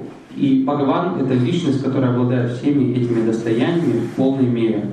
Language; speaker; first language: Russian; native; Russian